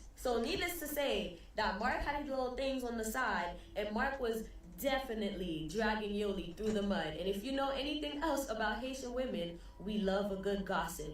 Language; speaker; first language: English; early bilingual, other home language; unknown